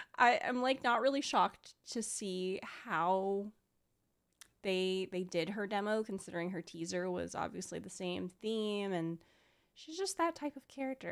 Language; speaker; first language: English; native; English